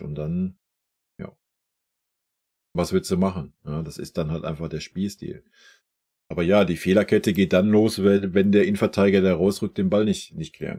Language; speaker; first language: German; native; German